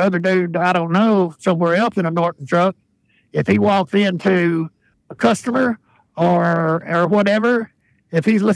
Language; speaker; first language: English; native; English